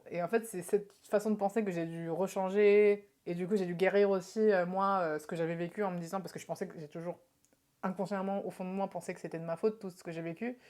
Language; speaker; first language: French; early bilingual, other home language; Japanese